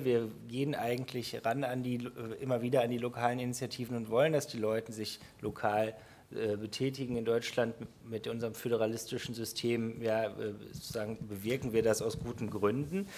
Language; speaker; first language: German; native; German